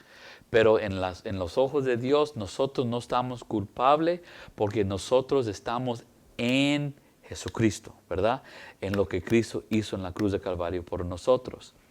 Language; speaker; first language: Spanish; early bilingual, heritage; English